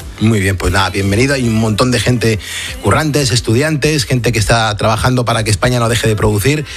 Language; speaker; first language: Spanish; native; Spanish